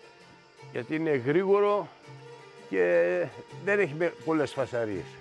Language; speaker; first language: Greek; early bilingual, other home language; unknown